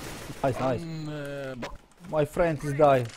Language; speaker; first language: English; non-native, learner; Polish